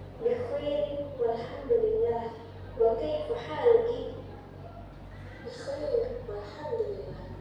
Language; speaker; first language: Arabic; non-native, learner; Indonesian